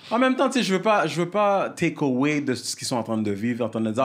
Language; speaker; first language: French; early bilingual, heritage; French